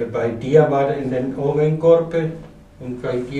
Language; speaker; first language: German; non-native, learner; Spanish